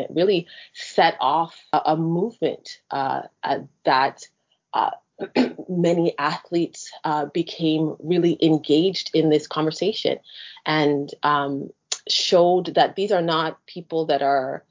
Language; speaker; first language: English; native; English